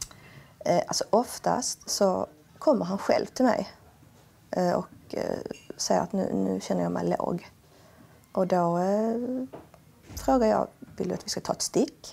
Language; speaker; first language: Swedish; native; Swedish